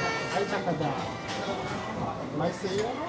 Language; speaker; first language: English; non-native, learner; Korean